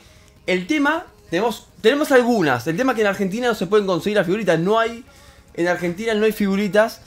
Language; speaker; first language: Spanish; native; Spanish